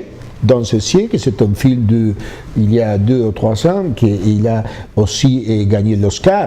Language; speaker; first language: French; non-native, fluent; Spanish